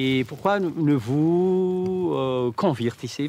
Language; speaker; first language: French; non-native, local second language; Malagasy